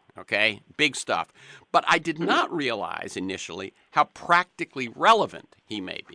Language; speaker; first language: English; native; English